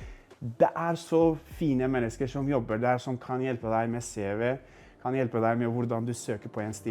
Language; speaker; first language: Norwegian; non-native, fluent; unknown